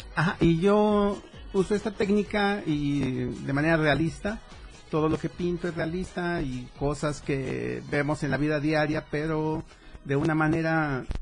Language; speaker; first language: Spanish; native; Spanish